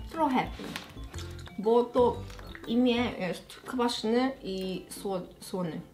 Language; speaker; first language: Polish; non-native, learner; Korean